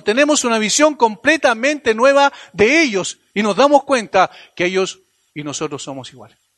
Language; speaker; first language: Spanish; native; Spanish